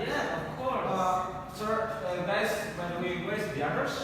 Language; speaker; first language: English; non-native, learner; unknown